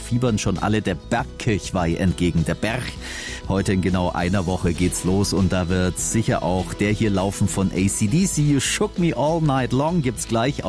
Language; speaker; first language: German; native; German